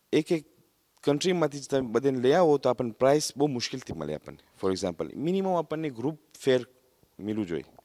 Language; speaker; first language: Gujarati; early bilingual, heritage; Gujarati